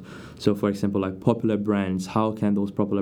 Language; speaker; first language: English; non-native, fluent; Portuguese